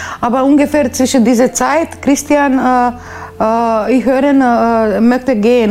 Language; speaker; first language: German; non-native, learner; Romanian